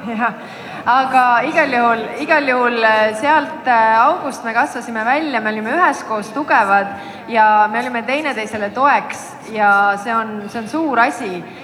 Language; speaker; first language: Estonian; native; Estonian